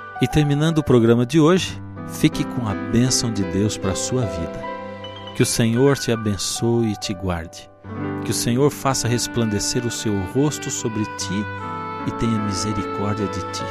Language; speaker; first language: Portuguese; native; Portuguese